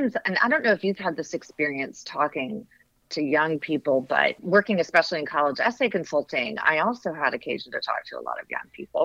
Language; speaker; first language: English; native; English